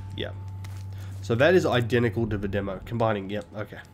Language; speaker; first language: English; native; English